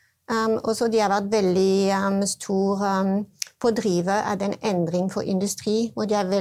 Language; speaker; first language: Norwegian; non-native, fluent; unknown